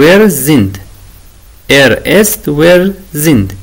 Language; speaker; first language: German; non-native, fluent; Persian